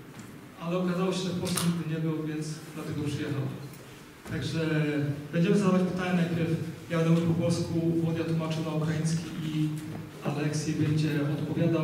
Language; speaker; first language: Polish; native; Polish